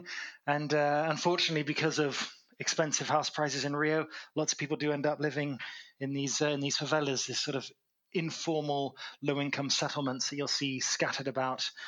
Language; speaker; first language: English; native; English